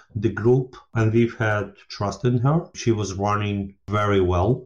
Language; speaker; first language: English; non-native, fluent; Ukrainian